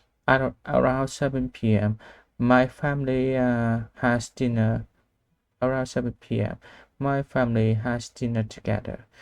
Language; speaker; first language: English; non-native, learner; Vietnamese